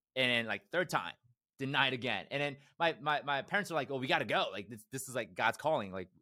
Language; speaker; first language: English; early bilingual, other home language; Korean